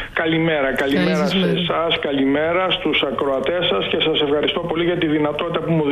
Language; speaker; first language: Greek; native; Greek